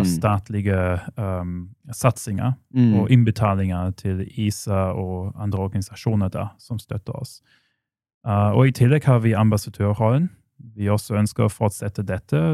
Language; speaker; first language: Norwegian; non-native, fluent; German